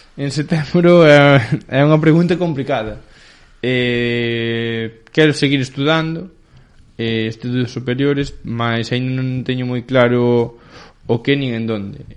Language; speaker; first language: Galician; early bilingual, other home language; Spanish